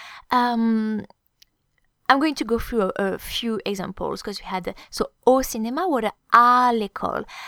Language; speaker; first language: English; non-native, fluent; French